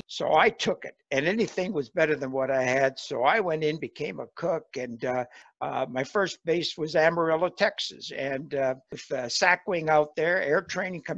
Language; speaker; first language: English; native; English